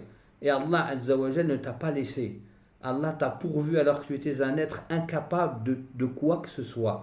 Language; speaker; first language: French; native; French